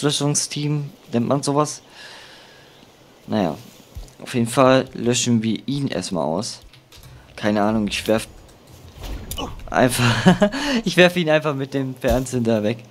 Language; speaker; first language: German; native; German